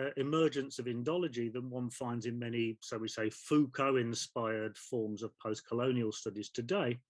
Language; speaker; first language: English; native; English